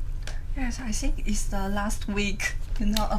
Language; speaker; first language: English; non-native, learner; Chinese